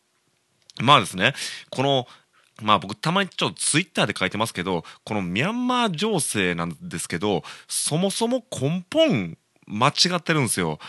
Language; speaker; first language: Japanese; native; Japanese